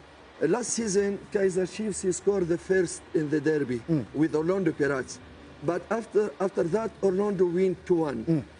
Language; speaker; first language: English; non-native, learner; French